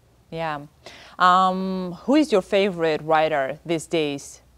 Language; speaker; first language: English; non-native, learner; Armenian